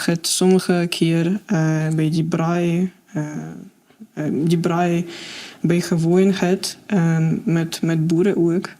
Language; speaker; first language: Afrikaans; non-native, fluent; Russian